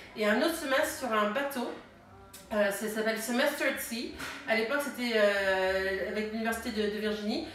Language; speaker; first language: French; early bilingual, heritage; French